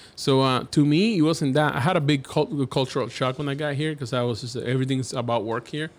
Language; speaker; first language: English; non-native, fluent; Spanish